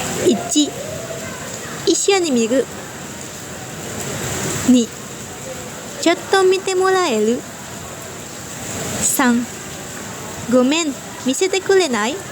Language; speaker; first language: Japanese; non-native, learner; Indonesian